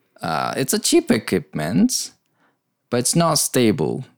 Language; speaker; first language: English; non-native, learner; Japanese